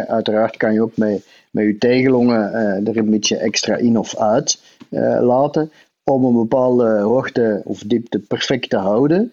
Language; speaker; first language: Dutch; native; Dutch